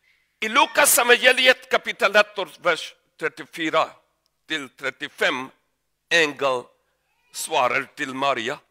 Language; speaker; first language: Swedish; non-native, learner; Urdu